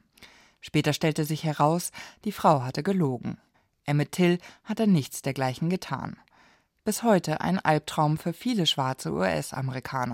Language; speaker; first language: German; native; German